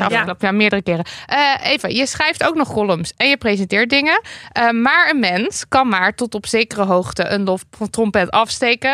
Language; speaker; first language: Dutch; native; Dutch